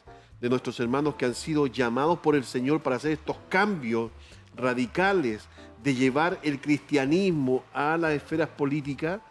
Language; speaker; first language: Spanish; native; Spanish